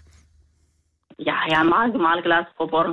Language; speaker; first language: Danish; non-native, learner; Kurdish